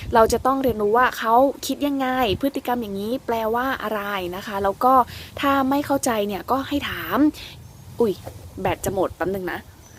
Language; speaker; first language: Thai; native; Thai